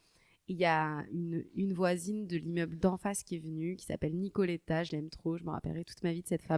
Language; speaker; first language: French; native; French